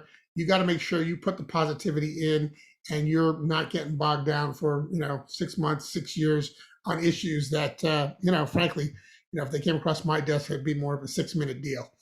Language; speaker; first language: English; native; English